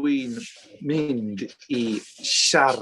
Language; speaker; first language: Welsh; non-native, learner; English